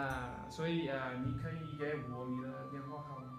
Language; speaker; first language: Chinese; non-native, learner; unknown